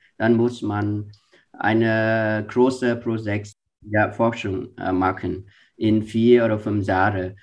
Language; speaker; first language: German; non-native, learner; Vietnamese